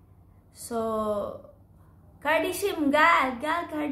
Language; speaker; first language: Turkish; non-native, learner; Filipino